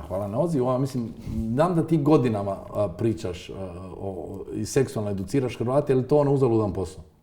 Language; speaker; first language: Croatian; native; Croatian